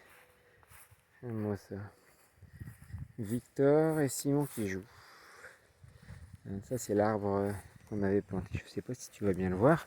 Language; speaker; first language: French; native; French